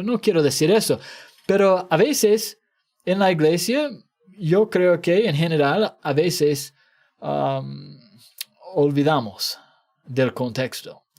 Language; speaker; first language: Spanish; non-native, fluent; English